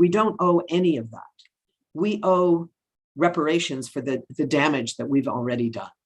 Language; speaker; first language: English; native; English